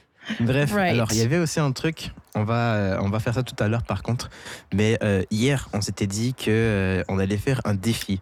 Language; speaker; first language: French; native; French